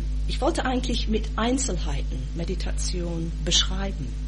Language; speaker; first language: German; non-native, fluent; English